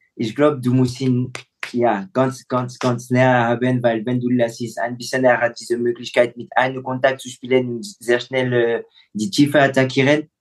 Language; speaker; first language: German; non-native, fluent; French